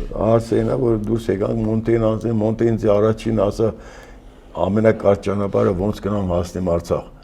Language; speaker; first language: Armenian; early bilingual, heritage; Armenian